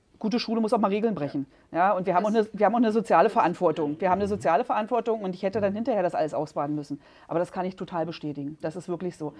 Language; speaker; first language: German; native; German